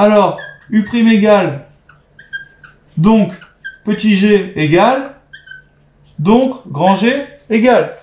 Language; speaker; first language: French; native; French